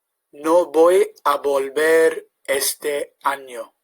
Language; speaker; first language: Spanish; non-native, fluent; English